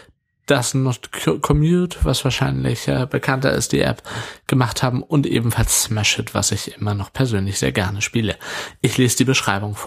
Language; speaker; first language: German; native; German